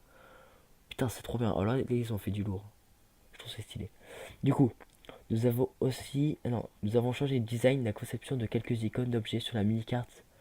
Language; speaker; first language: French; native; French